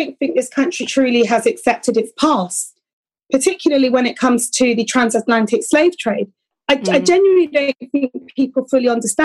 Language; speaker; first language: English; native; English